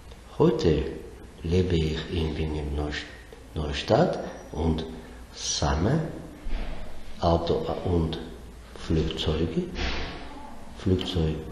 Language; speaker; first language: German; non-native, learner; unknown